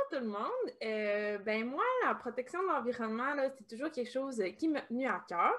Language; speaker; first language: French; native; French